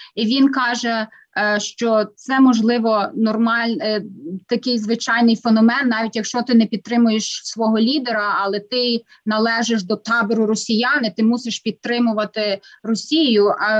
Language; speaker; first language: Ukrainian; native; Ukrainian